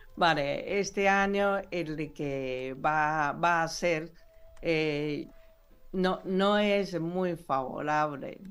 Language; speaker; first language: Spanish; non-native, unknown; Chinese